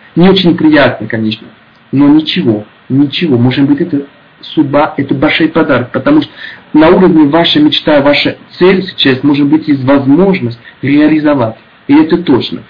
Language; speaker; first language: Russian; non-native, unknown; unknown